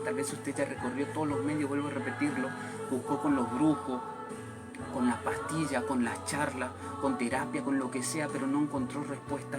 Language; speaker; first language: Spanish; native; Spanish